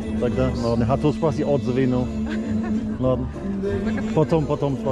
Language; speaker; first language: Russian; non-native, learner; English